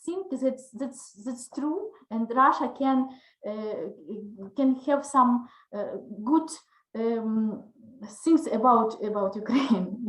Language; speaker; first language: English; non-native, learner; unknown